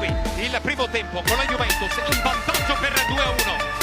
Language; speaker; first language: Italian; native; Italian